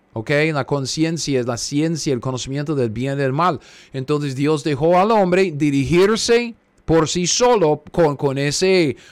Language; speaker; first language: Spanish; non-native, fluent; English